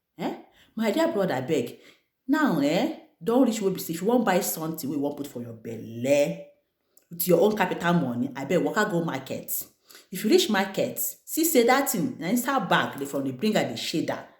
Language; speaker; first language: Nigerian Pidgin; non-native, local second language; Igbo